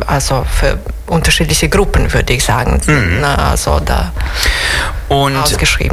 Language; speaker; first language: German; non-native, fluent; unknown